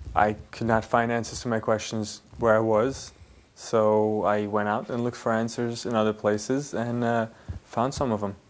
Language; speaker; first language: English; early bilingual, other home language; Yiddish